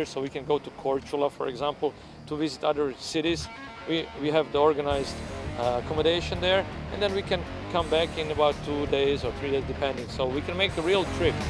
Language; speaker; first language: English; non-native, fluent; Croatian